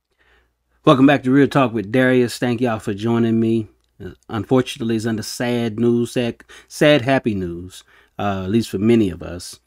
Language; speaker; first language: English; native; English